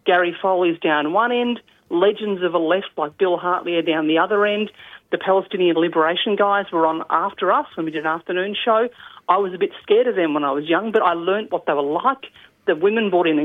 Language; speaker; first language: English; native; English